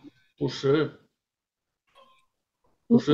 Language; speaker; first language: Chinese; non-native, fluent; Spanish